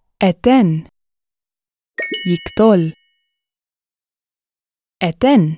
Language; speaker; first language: Hebrew; non-native, fluent; English